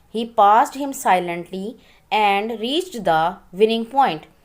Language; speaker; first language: English; non-native, local second language; Urdu